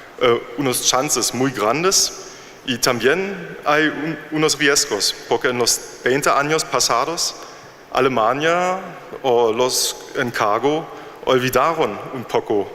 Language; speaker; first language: Spanish; non-native, fluent; German